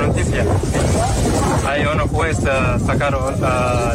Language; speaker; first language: Spanish; non-native, learner; Arabic